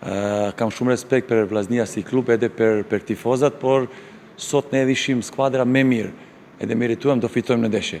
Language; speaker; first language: Albanian; non-native, fluent; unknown